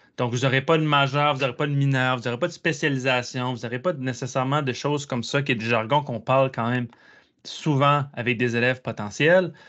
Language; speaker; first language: French; native; French